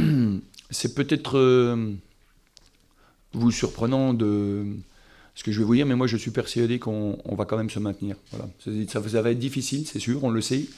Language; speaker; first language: French; native; French